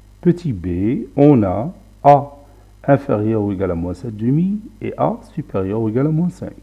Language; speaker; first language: French; non-native, local second language; Arabic